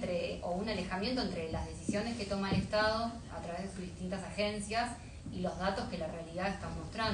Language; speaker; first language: Spanish; native; Spanish